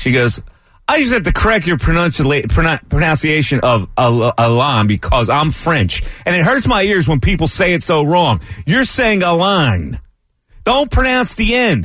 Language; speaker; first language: English; native; English